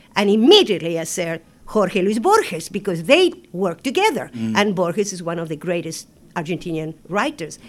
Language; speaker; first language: English; non-native, fluent; Spanish